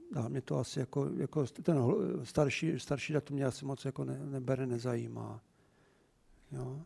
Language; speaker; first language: Czech; native; Czech